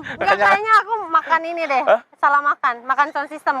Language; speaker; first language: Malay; non-native, local second language; Sundanese